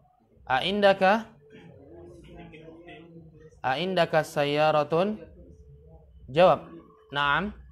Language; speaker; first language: Arabic; non-native, fluent; Indonesian